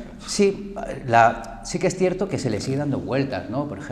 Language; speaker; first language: Spanish; early bilingual, other home language; Korean